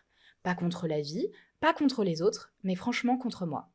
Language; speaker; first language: French; native; French